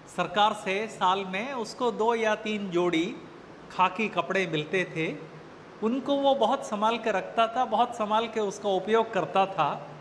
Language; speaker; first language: Hindi; native; Hindi